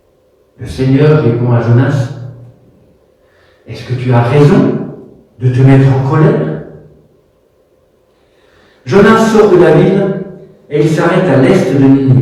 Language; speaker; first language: French; native; French